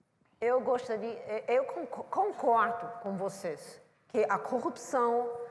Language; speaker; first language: Portuguese; non-native, learner; English